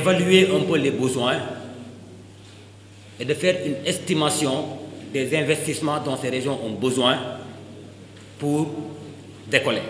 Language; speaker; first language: French; non-native, local second language; Wolof